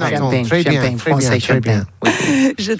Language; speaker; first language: French; native; French